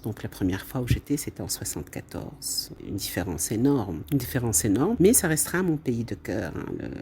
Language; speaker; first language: French; non-native, local second language; Arabic